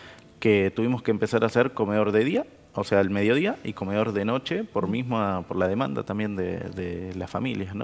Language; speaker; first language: Spanish; native; Spanish